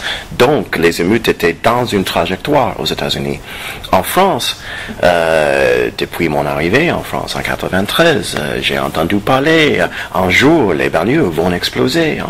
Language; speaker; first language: French; non-native, fluent; English